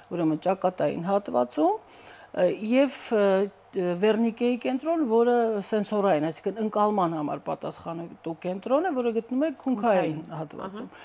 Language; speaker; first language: Armenian; native; Armenian